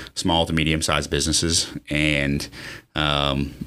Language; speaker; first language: English; native; English